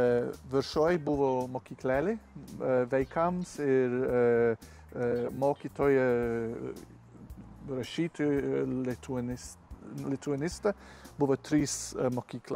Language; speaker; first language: Lithuanian; non-native, learner; English